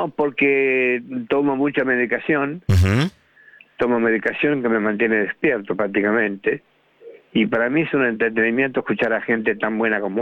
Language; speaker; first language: Spanish; native; Spanish